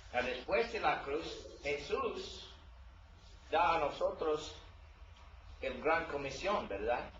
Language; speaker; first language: Spanish; non-native, learner; English